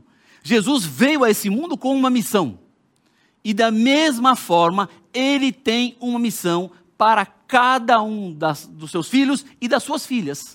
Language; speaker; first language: Portuguese; native; Portuguese